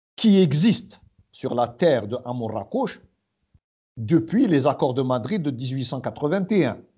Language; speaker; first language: French; non-native, local second language; Arabic